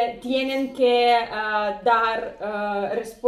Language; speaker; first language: Spanish; non-native, learner; Russian